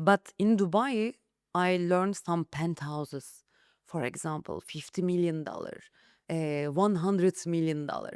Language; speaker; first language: English; non-native, learner; Turkish